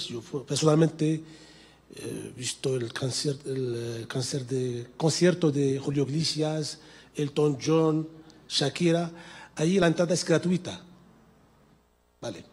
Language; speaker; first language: Spanish; non-native, fluent; Arabic